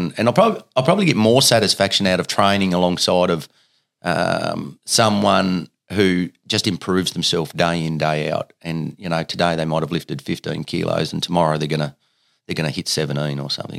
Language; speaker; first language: English; native; English